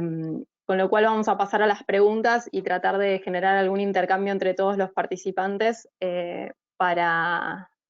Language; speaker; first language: Spanish; native; Spanish